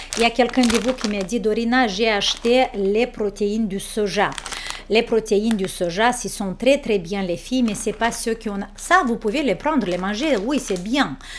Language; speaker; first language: French; non-native, fluent; Romanian